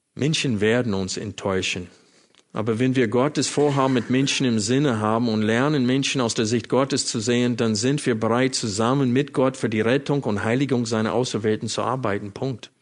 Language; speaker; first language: German; non-native, fluent; English